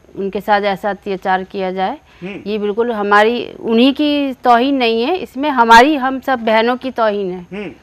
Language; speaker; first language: Hindi; native; Hindi